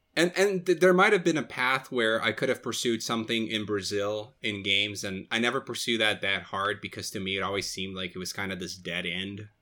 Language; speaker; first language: English; non-native, fluent; Portuguese